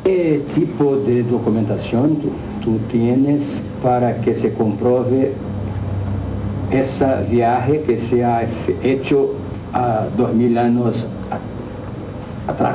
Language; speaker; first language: Spanish; non-native, fluent; Portuguese